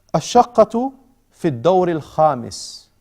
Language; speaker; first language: Arabic; non-native, fluent; English